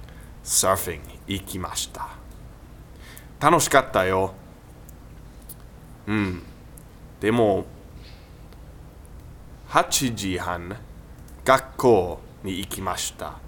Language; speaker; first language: Japanese; non-native, learner; English